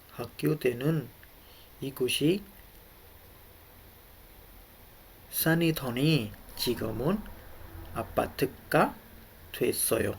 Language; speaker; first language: Korean; non-native, fluent; Urdu